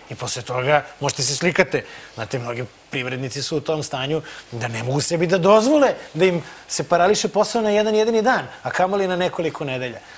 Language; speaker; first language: Serbian; native; Serbian